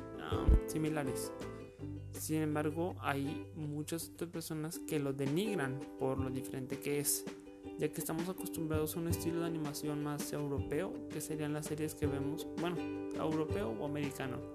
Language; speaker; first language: Spanish; native; Spanish